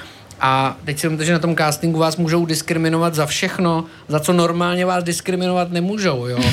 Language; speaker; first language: Czech; native; Czech